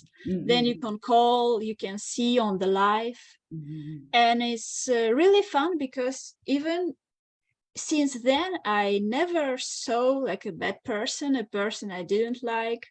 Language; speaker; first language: English; non-native, fluent; Russian